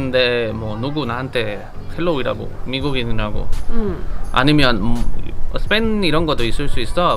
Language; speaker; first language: Korean; non-native, learner; Spanish